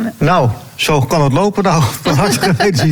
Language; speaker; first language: Dutch; native; Dutch